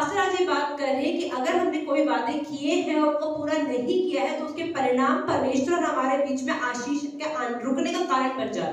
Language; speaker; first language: Hindi; native; Hindi